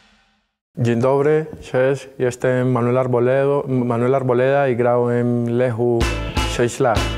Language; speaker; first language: Polish; non-native, learner; Spanish